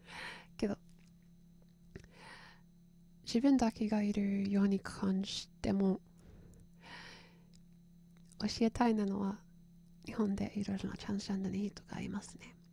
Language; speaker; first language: Japanese; non-native, learner; English